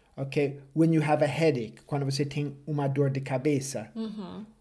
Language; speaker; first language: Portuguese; non-native, fluent; English